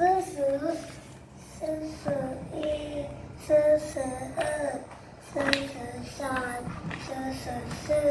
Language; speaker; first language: Chinese; non-native, learner; Thai